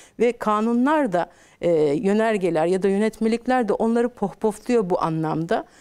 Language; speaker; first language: Turkish; native; Turkish